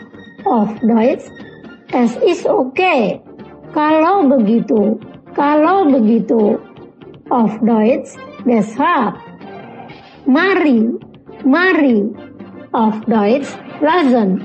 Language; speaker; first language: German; non-native, fluent; Indonesian